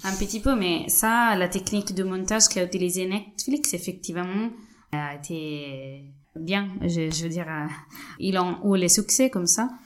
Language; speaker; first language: French; non-native, fluent; Spanish